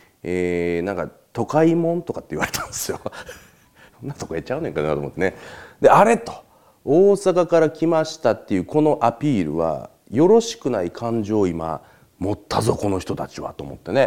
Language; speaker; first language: Japanese; native; Japanese